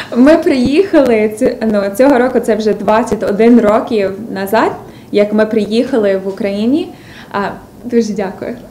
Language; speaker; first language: Ukrainian; early bilingual, other home language; English